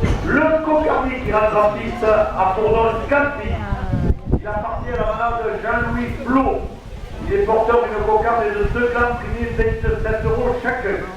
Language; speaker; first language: French; native; French